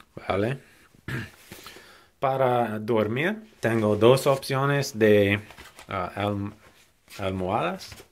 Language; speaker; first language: Spanish; non-native, learner; English